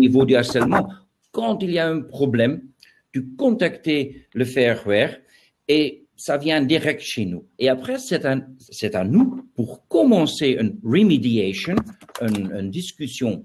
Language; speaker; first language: French; non-native, learner; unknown